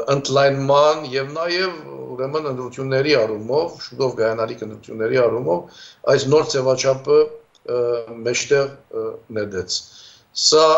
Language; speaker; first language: Armenian; early bilingual, heritage; Armenian